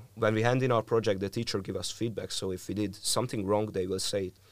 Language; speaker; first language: English; non-native, fluent; Hungarian